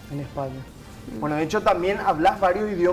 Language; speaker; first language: Spanish; native; Spanish